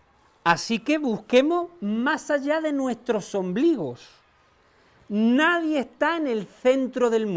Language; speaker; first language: Spanish; native; Spanish